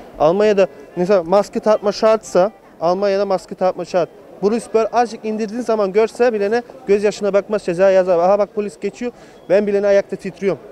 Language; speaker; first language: Turkish; early bilingual, heritage; Turkish